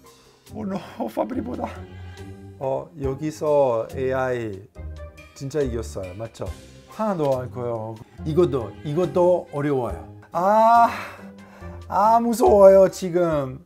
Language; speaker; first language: Korean; non-native, learner; Italian